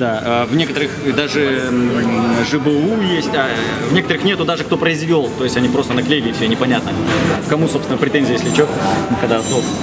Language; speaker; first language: Russian; native; Russian